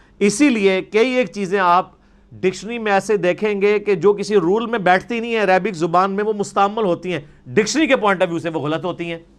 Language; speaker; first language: Urdu; non-native, local second language; Punjabi